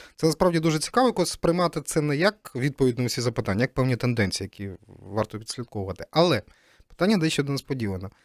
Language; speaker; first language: Ukrainian; native; Ukrainian